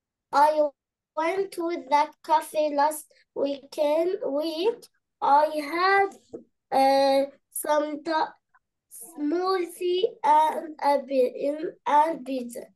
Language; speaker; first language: English; non-native, learner; Arabic